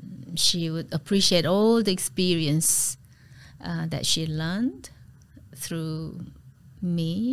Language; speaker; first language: English; non-native, fluent; Korean